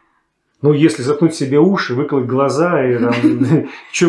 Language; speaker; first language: Russian; native; Russian